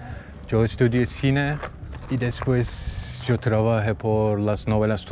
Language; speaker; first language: Spanish; non-native, learner; Turkish